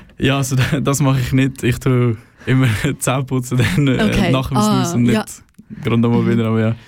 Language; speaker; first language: German; non-native, fluent; Swedish